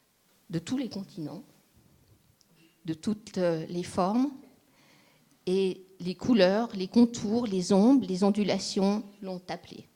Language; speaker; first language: French; native; French